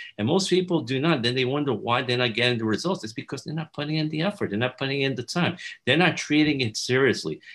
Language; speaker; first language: English; native; English